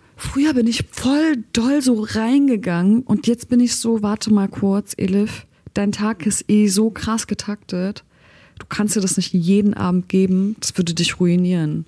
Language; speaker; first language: German; early bilingual, other home language; Turkish